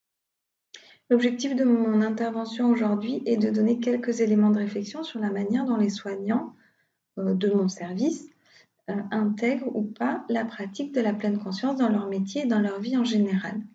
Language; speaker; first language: French; native; French